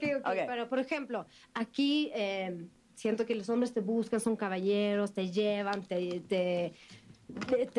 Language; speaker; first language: Spanish; non-native, fluent; Swedish